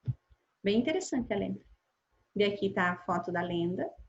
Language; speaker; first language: Portuguese; native; Portuguese